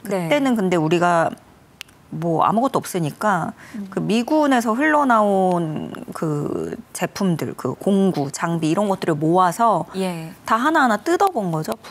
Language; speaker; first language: Korean; native; Korean